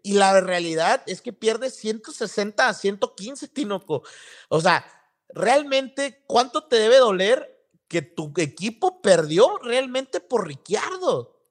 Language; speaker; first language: Spanish; native; Spanish